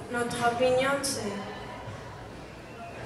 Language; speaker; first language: French; non-native, learner; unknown